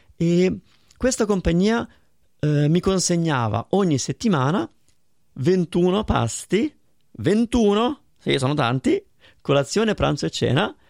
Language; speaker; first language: Italian; native; Italian